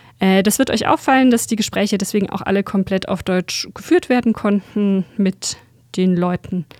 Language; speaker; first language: German; native; German